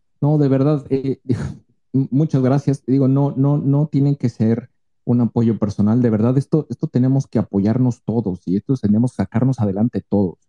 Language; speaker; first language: Spanish; native; Spanish